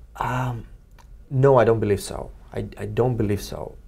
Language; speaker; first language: English; non-native, fluent; Russian